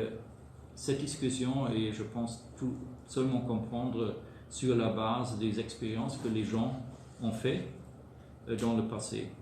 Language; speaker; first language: French; non-native, fluent; German